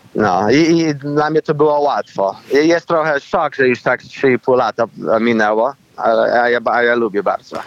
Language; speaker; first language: Polish; early bilingual, heritage; Polish